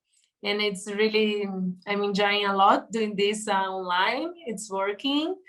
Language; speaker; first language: English; non-native, learner; Portuguese